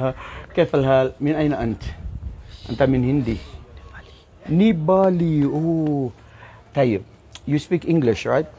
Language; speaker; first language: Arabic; non-native, learner; Maranao